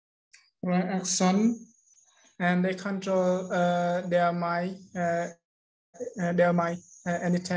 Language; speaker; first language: English; non-native, learner; Khmer